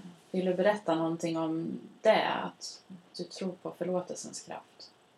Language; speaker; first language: Swedish; native; Swedish